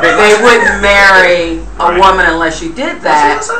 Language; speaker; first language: English; native; English